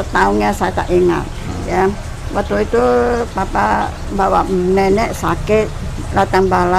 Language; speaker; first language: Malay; non-native, local second language; Min Nan Chinese